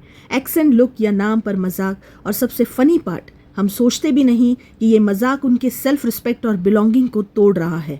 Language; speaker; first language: Hindi; native; Hindi